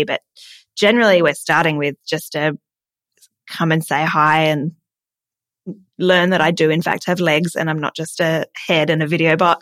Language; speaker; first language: English; native; English